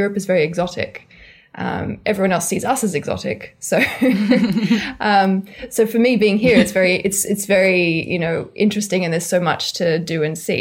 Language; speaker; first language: English; native; English